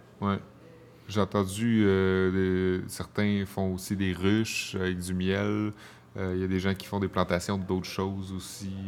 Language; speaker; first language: French; native; French